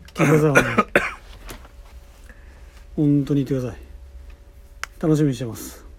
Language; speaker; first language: Japanese; native; Japanese